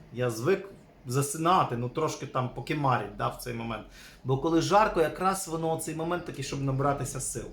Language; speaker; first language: Ukrainian; native; Ukrainian